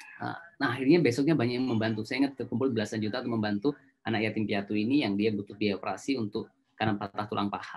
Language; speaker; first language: Indonesian; native; Indonesian